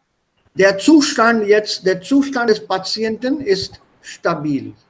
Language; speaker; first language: German; non-native, fluent; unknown